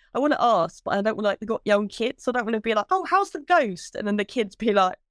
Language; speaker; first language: English; native; English